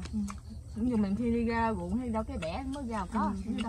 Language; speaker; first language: Vietnamese; native; Vietnamese